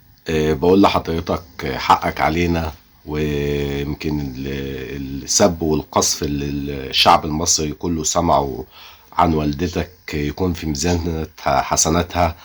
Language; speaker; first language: Arabic; native; Arabic